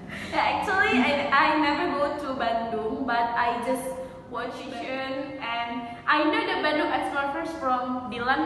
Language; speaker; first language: English; non-native, learner; Indonesian